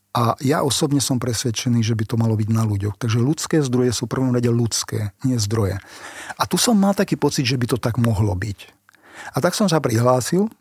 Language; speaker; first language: Slovak; non-native, local second language; Hungarian